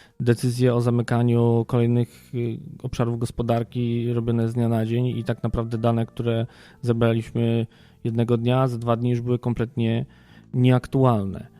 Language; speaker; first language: Polish; native; Polish